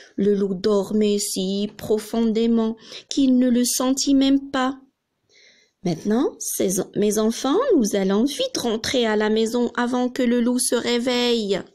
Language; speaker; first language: French; non-native, local second language; Arabic